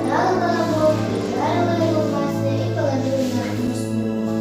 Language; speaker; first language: Russian; non-native, local second language; Yakut